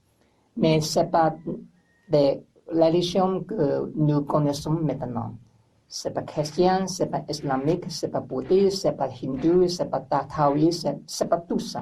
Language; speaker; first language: French; non-native, learner; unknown